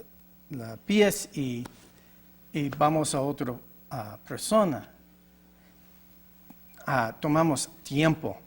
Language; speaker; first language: Spanish; non-native, learner; English